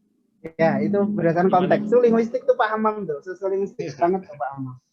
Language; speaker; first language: Indonesian; native; Indonesian